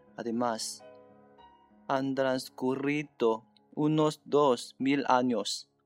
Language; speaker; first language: Spanish; non-native, learner; Chinese